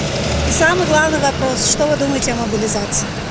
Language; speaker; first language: Russian; non-native, local second language; Tajik